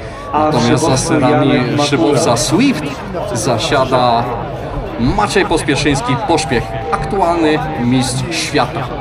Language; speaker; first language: Polish; native; Polish